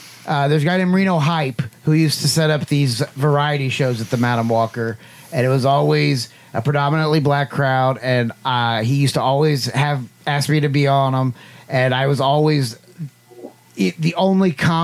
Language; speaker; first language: English; native; English